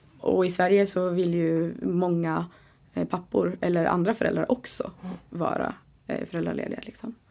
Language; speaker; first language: Swedish; native; Swedish